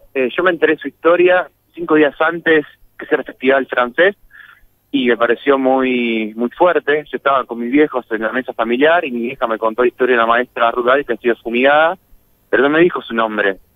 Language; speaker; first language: Spanish; native; Spanish